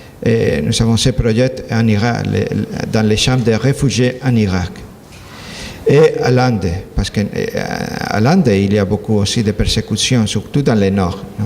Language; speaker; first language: French; non-native, learner; Spanish